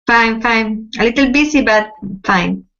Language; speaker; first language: English; non-native, learner; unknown